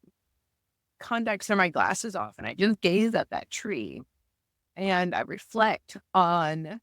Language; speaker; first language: English; native; English